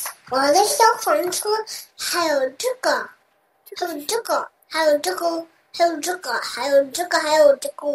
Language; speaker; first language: Chinese; early bilingual, heritage; Chinese